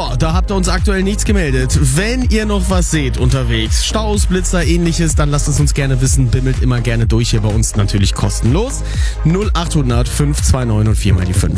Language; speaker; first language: German; native; German